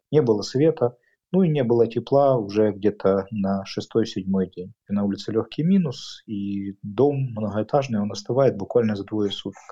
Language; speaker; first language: Russian; native; Russian